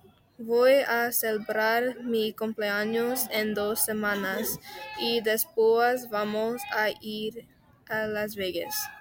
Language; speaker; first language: Spanish; non-native, learner; English